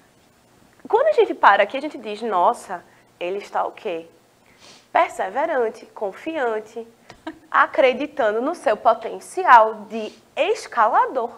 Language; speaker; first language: Portuguese; native; Portuguese